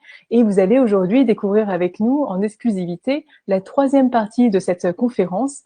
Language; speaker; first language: French; native; French